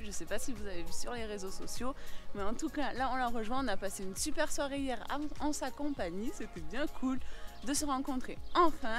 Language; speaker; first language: French; native; French